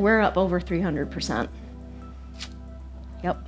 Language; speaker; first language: English; native; English